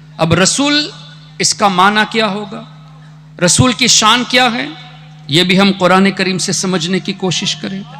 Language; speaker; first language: Urdu; non-native, fluent; Memoni